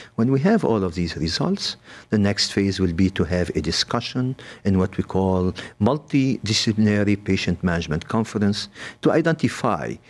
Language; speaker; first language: English; non-native, fluent; Arabic